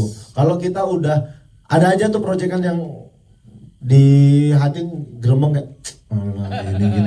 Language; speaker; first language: Indonesian; native; Indonesian